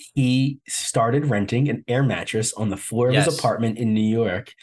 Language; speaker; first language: English; native; English